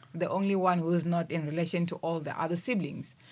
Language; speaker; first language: English; non-native, local second language; Venda